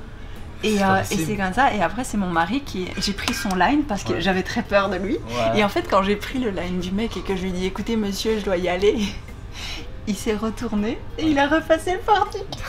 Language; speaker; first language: French; native; French